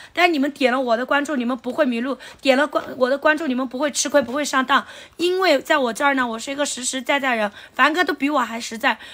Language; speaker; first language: Chinese; non-native, local second language; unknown